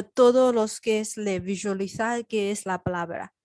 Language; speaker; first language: Spanish; non-native, learner; Chinese